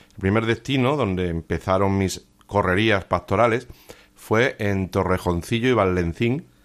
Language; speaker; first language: Spanish; native; Spanish